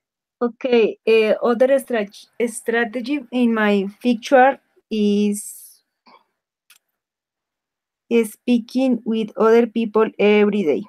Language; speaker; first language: English; non-native, learner; Spanish